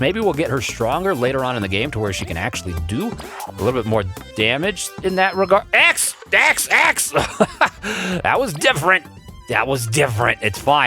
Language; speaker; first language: English; native; English